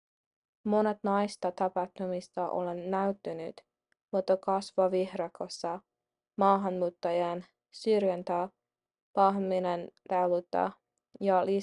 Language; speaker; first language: Finnish; non-native, learner; English